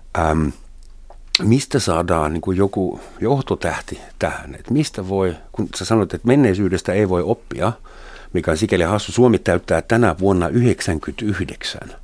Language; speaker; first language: Finnish; non-native, fluent; German